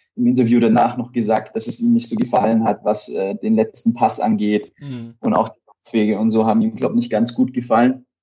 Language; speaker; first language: German; native; German